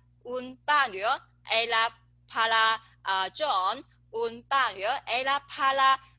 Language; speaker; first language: Spanish; non-native, learner; English